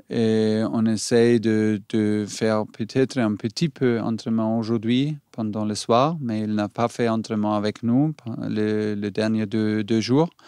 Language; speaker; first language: French; non-native, learner; German